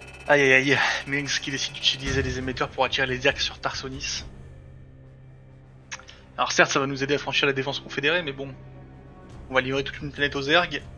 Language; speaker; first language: French; native; French